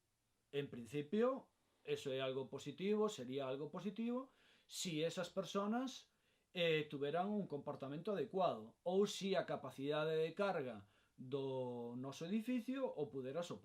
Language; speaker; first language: Galician; non-native, local second language; Spanish